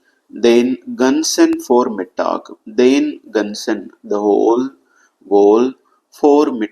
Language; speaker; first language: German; non-native, fluent; Telugu